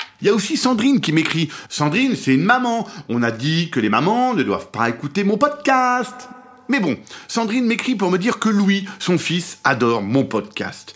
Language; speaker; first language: French; native; French